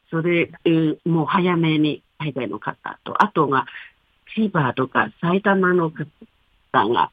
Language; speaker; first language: Japanese; non-native, fluent; Chinese